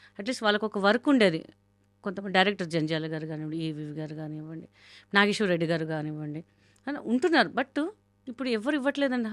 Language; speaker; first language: Telugu; non-native, local second language; Hindi